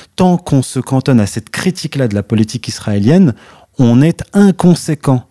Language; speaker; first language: French; early bilingual, other home language; Arabic